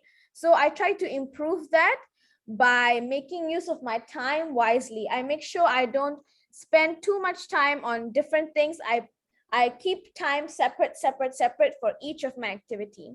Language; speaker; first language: English; non-native, fluent; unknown